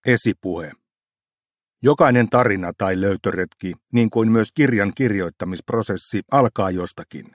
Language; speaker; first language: Finnish; native; Finnish